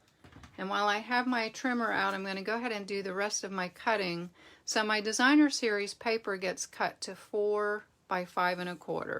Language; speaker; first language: English; native; English